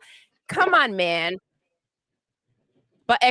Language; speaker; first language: English; native; English